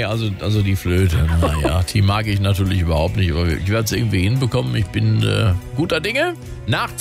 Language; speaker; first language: German; native; German